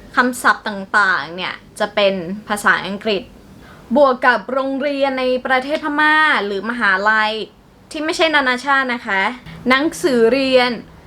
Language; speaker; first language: Thai; non-native, fluent; Burmese